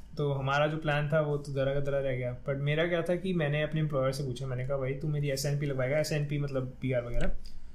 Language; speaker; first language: Hindi; non-native, local second language; Punjabi